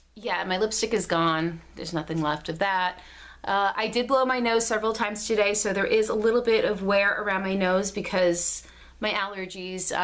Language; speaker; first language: English; native; English